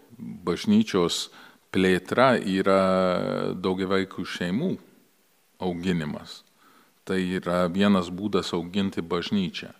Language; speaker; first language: Lithuanian; early bilingual, heritage; Lithuanian